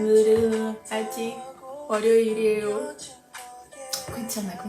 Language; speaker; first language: Korean; non-native, learner; Portuguese